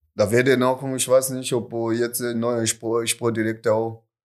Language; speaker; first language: German; non-native, fluent; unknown